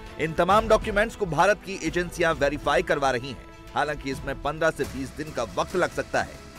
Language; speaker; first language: Hindi; native; Hindi